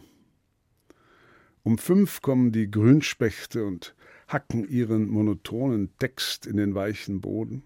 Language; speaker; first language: German; native; German